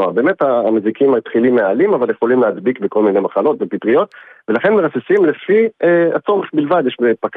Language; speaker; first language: Hebrew; native; Hebrew